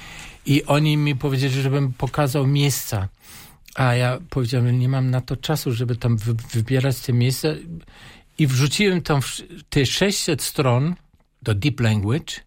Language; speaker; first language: Polish; non-native, fluent; German